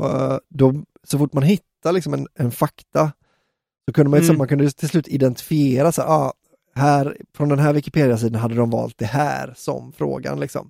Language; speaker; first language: Swedish; native; Swedish